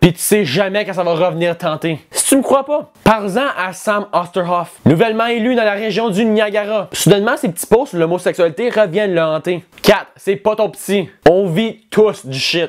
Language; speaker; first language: French; native; French